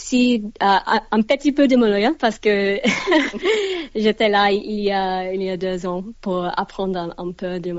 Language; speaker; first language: French; non-native, learner; English